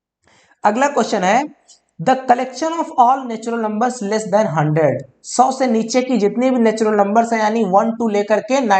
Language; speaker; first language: Hindi; native; Hindi